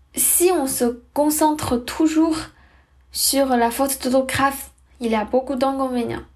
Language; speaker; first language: French; non-native, fluent; Chinese